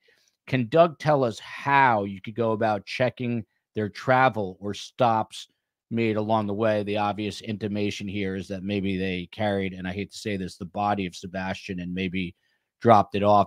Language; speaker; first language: English; native; English